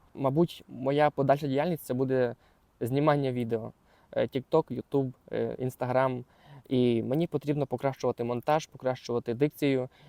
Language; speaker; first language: Ukrainian; non-native, local second language; Russian